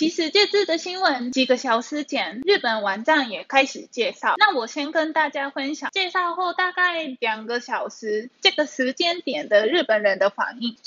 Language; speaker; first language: Chinese; non-native, fluent; Japanese